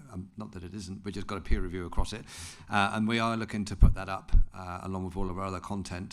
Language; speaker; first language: English; native; English